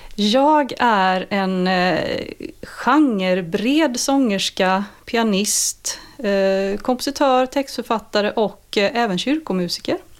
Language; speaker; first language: Swedish; native; Swedish